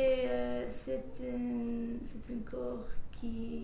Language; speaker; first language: French; non-native, fluent; English